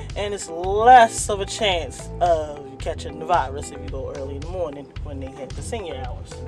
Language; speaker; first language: English; native; English